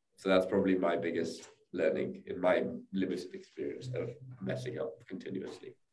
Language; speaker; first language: English; native; English